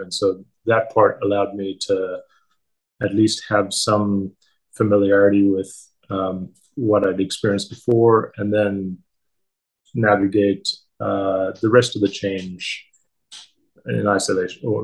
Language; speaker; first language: English; native; English